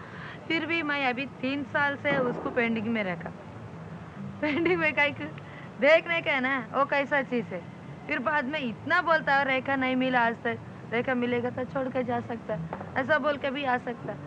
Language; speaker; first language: Hindi; non-native, local second language; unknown